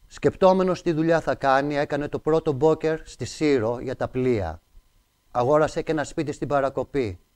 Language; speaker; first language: Greek; native; Greek